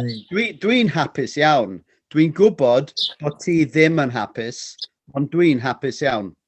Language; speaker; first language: Welsh; non-native, fluent; English